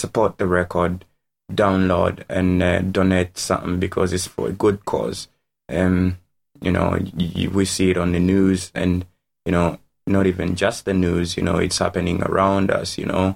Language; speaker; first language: English; non-native, local second language; Ganda